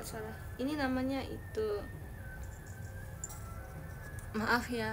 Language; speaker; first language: Indonesian; early bilingual, heritage; Indonesian